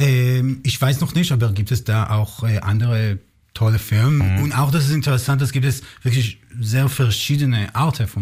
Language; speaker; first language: German; non-native, learner; Hebrew